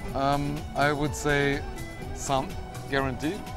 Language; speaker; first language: English; non-native, fluent; German